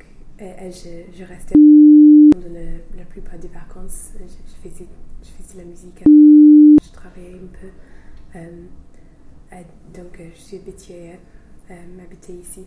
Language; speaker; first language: French; non-native, fluent; English